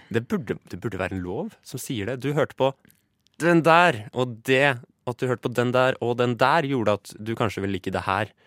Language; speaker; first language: Norwegian; native; Norwegian